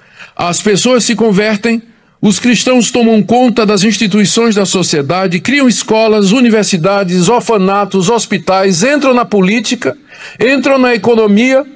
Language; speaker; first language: Portuguese; native; Portuguese